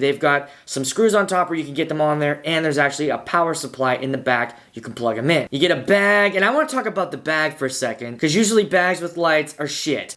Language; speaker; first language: English; native; English